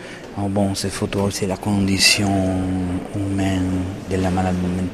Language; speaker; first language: French; non-native, learner; Italian